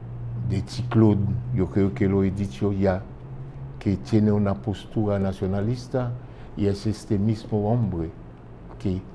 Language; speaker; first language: Spanish; non-native, fluent; French